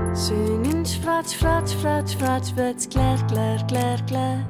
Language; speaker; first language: German; non-native, local second language; Romansh